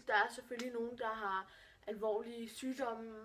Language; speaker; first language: Danish; native; Danish